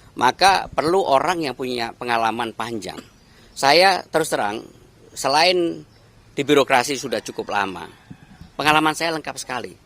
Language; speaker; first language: Indonesian; native; Indonesian